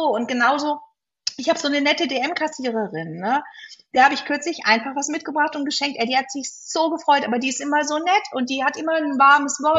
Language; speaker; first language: German; native; German